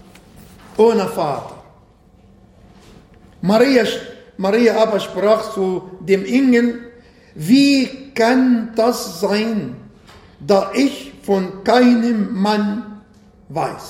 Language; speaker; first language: German; non-native, fluent; Arabic